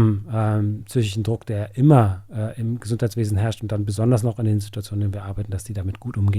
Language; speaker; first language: German; native; German